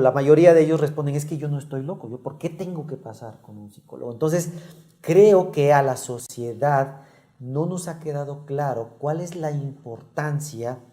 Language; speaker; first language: Spanish; native; Spanish